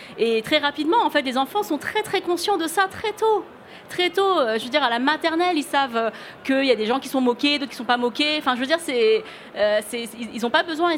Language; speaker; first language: French; early bilingual, other home language; Cantonese